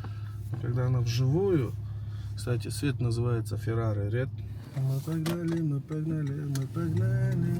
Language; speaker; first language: Russian; native; Russian